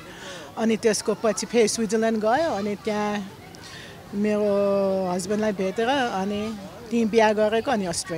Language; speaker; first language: Nepali; early bilingual, other home language; German